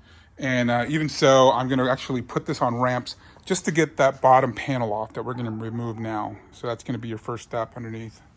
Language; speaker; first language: English; native; English